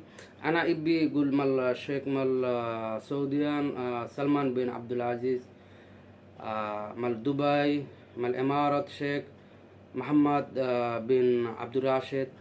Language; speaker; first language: Arabic; non-native, learner; Bangla